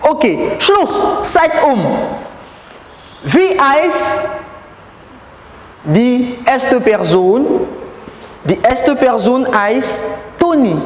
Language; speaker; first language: German; non-native, fluent; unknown